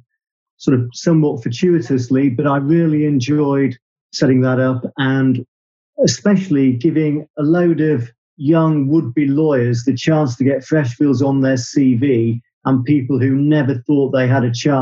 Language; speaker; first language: English; native; English